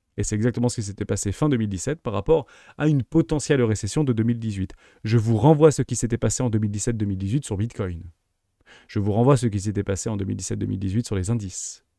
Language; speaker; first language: French; native; French